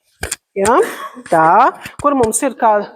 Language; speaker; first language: Latvian; native; Latvian